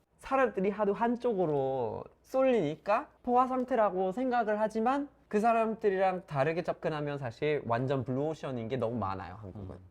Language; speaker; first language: Korean; non-native, fluent; English